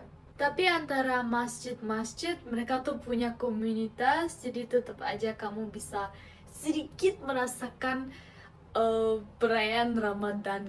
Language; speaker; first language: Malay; non-native, fluent; Korean